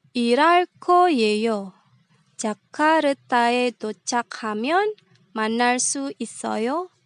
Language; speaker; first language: Korean; non-native, fluent; Indonesian